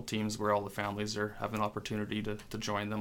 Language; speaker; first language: English; non-native, fluent; French